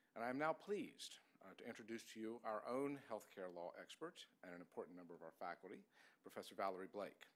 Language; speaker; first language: English; native; English